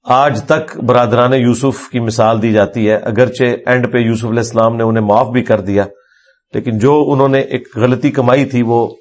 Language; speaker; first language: Urdu; non-native, local second language; Punjabi